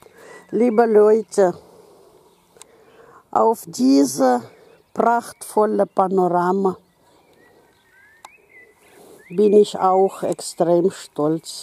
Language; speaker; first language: German; non-native, local second language; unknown